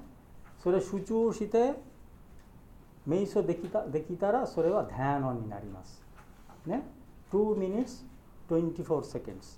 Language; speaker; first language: Japanese; non-native, learner; Bangla